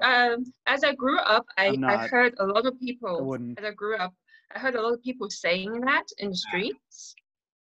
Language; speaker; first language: English; non-native, fluent; Wu Chinese